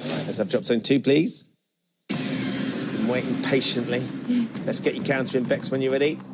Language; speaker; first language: English; native; English